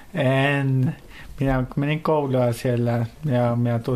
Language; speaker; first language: Finnish; early bilingual, heritage; Norwegian